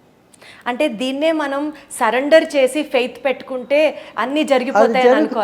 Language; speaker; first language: Telugu; native; Telugu